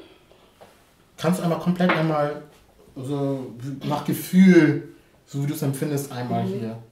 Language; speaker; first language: German; early bilingual, other home language; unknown